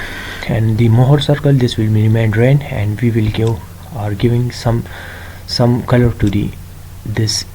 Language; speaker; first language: English; non-native, local second language; Urdu